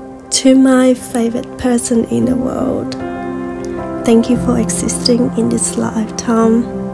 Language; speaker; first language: English; non-native, fluent; Vietnamese